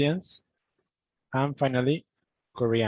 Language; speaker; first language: English; non-native, learner; Spanish